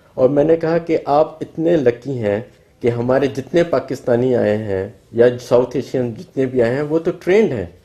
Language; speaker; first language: Urdu; non-native, local second language; Baluchi